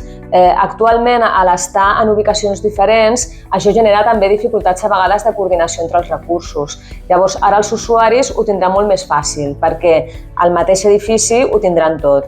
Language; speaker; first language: Catalan; native; Catalan